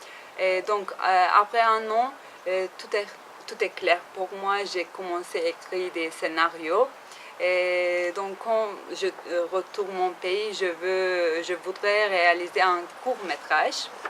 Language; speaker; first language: French; non-native, learner; Turkish